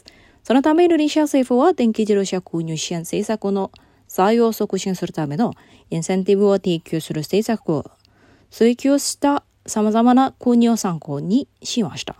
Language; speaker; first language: Japanese; non-native, fluent; Indonesian